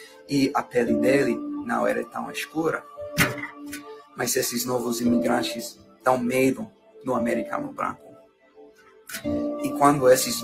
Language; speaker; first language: Portuguese; non-native, fluent; English